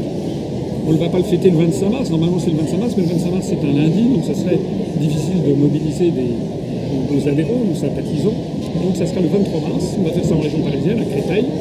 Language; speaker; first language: French; native; French